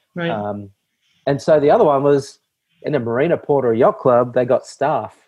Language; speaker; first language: English; native; English